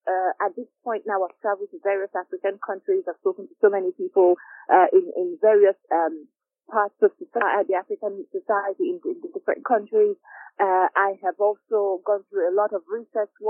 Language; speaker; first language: English; non-native, local second language; Igbo